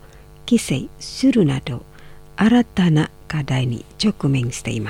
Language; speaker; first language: Japanese; non-native, fluent; Indonesian